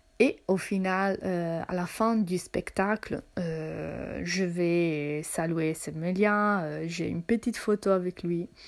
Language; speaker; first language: French; non-native, fluent; Italian